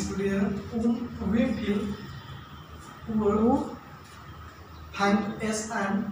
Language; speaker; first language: German; non-native, learner; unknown